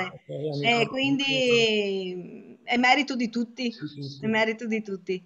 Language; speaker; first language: Italian; native; Italian